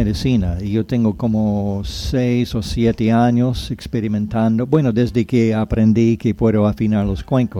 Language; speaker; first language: Spanish; non-native, fluent; English